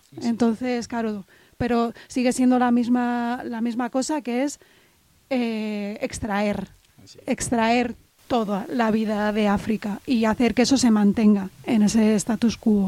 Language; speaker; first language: Spanish; native; Spanish